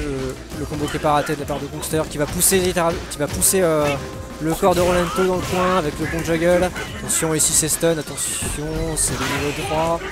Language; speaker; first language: French; native; French